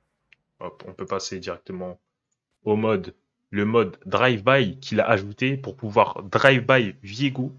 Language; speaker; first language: French; native; French